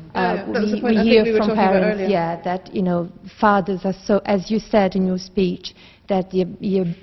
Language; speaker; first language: English; non-native, fluent; Portuguese